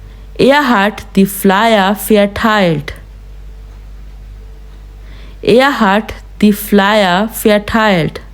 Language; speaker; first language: German; non-native, fluent; Urdu